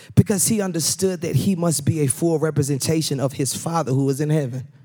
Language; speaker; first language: English; native; English